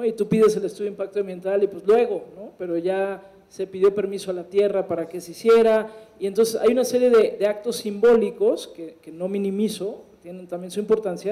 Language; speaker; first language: Spanish; native; Spanish